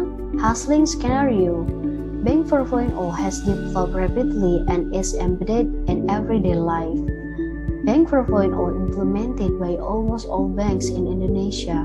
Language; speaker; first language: English; non-native, learner; Indonesian